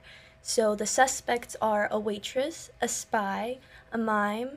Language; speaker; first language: English; non-native, fluent; Spanish